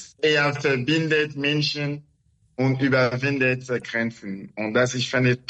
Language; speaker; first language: German; non-native, learner; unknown